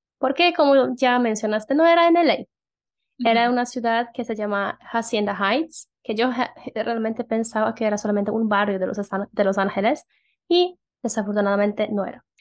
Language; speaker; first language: Spanish; non-native, fluent; Polish